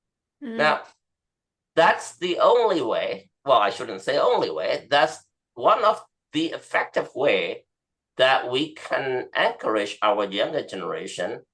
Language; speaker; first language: English; non-native, fluent; Burmese